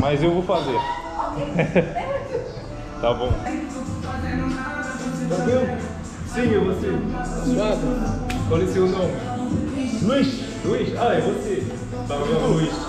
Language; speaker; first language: Portuguese; non-native, learner; French